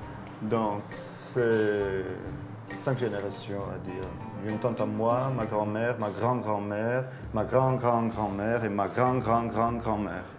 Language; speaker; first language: French; non-native, fluent; Portuguese